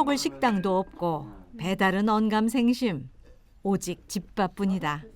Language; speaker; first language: Korean; native; Korean